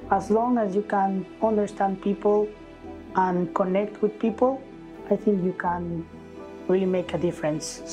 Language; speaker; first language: English; non-native, fluent; Spanish